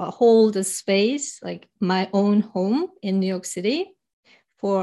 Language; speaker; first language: English; non-native, fluent; Korean